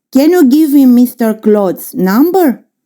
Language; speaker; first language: English; non-native, fluent; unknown